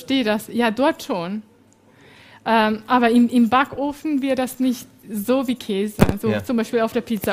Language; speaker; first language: German; non-native, fluent; Hungarian